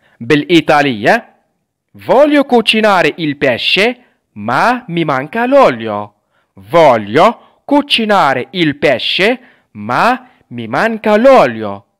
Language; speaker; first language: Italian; non-native, fluent; Arabic